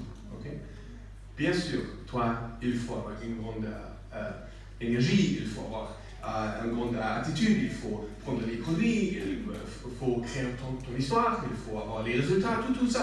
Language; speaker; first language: French; non-native, learner; English